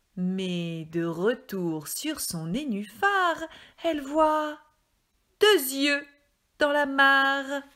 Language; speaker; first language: French; native; French